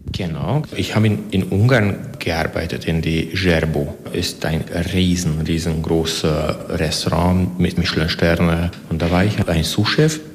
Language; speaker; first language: German; non-native, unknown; Hungarian